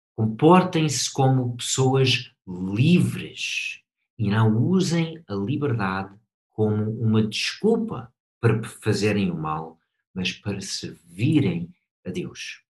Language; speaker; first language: Portuguese; non-native, fluent; English